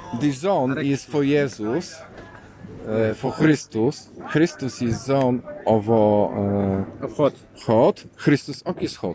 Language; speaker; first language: Dutch; non-native, learner; Polish